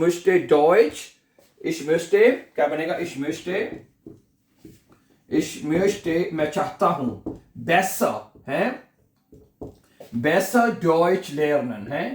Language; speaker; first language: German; non-native, fluent; Urdu